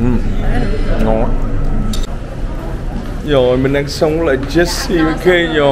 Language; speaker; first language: Vietnamese; early bilingual, heritage; Vietnamese